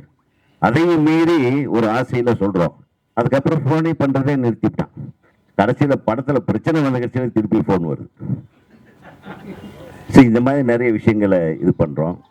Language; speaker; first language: Tamil; native; Tamil